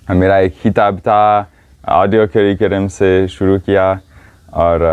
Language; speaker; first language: Hindi; non-native, fluent; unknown